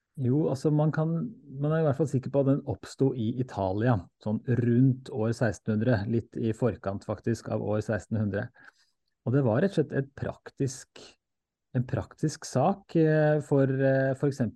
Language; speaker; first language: Norwegian; native; Norwegian